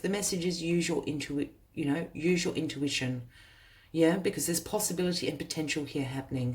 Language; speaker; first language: English; native; English